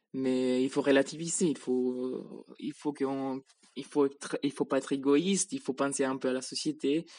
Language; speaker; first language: French; non-native, fluent; Spanish